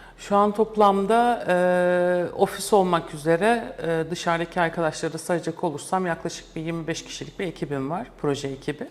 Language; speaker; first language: Turkish; early bilingual, heritage; Turkish